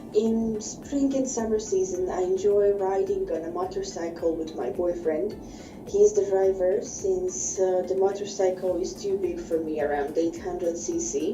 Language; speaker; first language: English; non-native, fluent; Bosnian